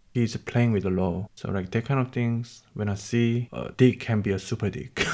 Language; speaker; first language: English; non-native, learner; Korean